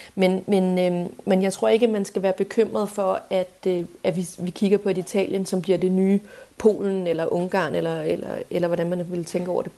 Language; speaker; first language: Danish; native; Danish